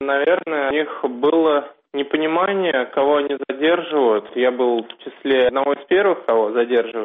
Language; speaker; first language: Russian; native; Russian